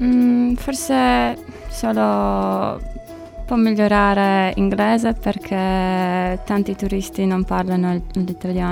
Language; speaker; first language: Italian; non-native, learner; Latvian